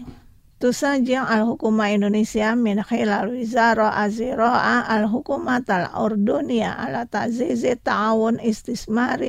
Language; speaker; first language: Arabic; non-native, fluent; Indonesian